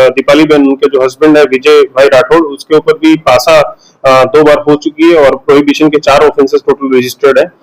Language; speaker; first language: Hindi; non-native, local second language; Gujarati